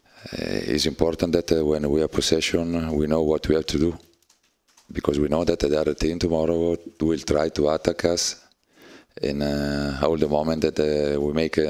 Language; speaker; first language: English; non-native, learner; Italian